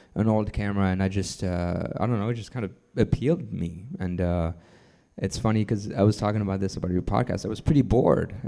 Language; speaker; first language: English; non-native, fluent; French